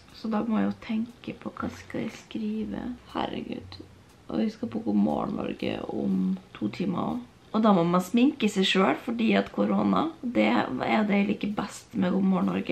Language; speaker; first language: Norwegian; native; Norwegian